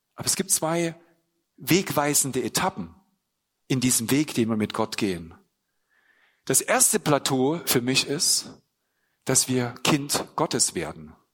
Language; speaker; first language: German; native; German